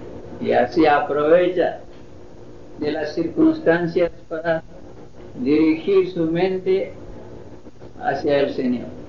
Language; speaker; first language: Spanish; non-native, fluent; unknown